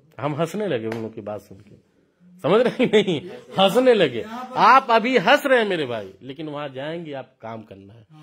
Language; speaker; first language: Hindi; native; Hindi